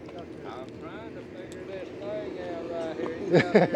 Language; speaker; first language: English; native; English